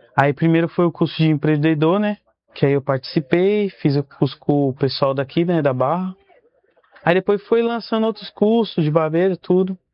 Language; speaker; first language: Portuguese; native; Portuguese